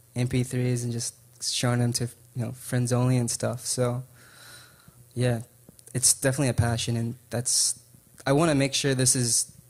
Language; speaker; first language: English; native; English